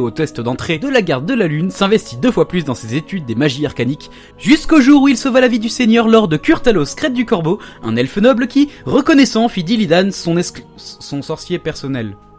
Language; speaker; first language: French; native; French